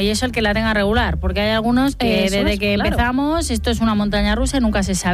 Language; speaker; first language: Spanish; native; Spanish